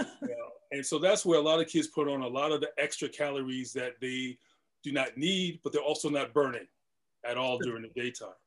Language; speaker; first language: English; native; English